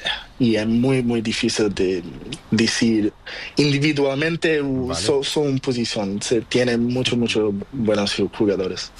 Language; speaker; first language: Spanish; non-native, learner; Portuguese